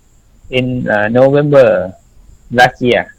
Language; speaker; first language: English; non-native, learner; Thai